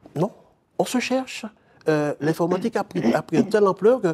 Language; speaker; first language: French; native; French